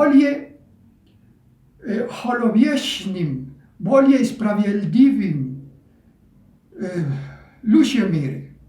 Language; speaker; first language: Russian; non-native, fluent; Spanish